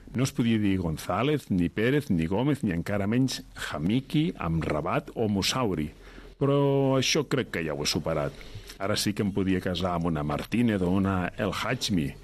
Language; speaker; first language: Catalan; early bilingual, other home language; Riffian